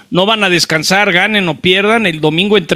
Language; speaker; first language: Spanish; native; Spanish